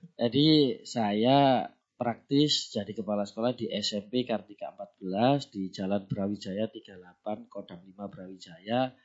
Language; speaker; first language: Indonesian; non-native, local second language; Javanese